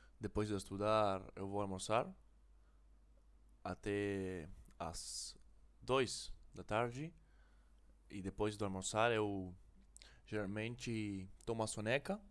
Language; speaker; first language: Portuguese; non-native, learner; Spanish